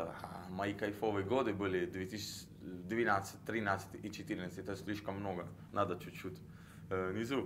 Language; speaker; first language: Russian; non-native, learner; Italian